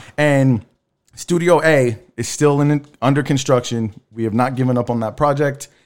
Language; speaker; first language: English; native; English